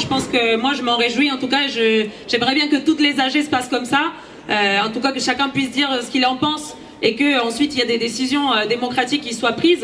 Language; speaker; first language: French; native; French